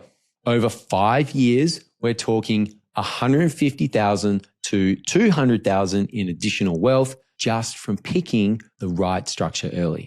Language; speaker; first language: English; native; English